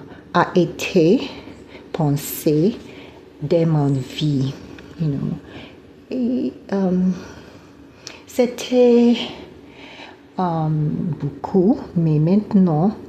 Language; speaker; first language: French; non-native, learner; English